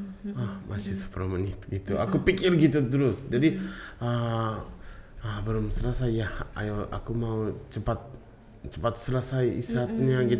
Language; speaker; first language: Indonesian; non-native, learner; Japanese